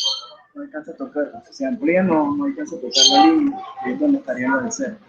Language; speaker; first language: Spanish; native; Spanish